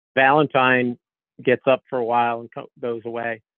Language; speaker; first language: English; native; English